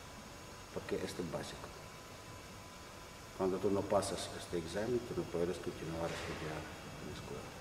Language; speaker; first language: Spanish; non-native, learner; Russian